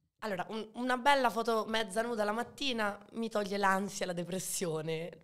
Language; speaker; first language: Italian; early bilingual, other home language; Arabic